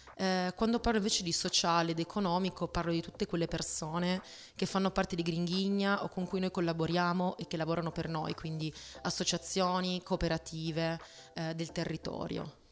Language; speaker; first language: Italian; native; Italian